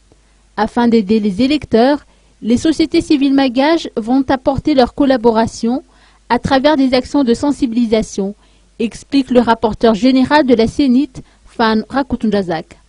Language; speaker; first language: French; non-native, local second language; Malagasy